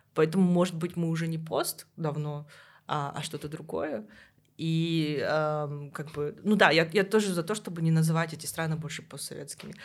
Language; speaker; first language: Russian; native; Russian